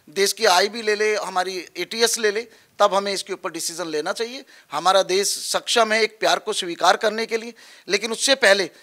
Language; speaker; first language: Hindi; native; Hindi